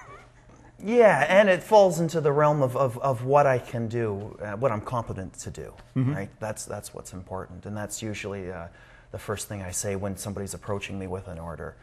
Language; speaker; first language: English; native; English